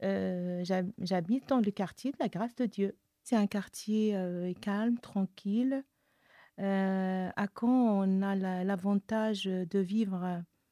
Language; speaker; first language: French; non-native, local second language; Arabic